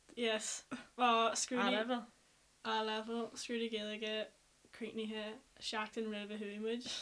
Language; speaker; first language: Irish; non-native, local second language; English